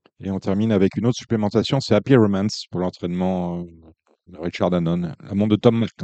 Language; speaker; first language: French; native; French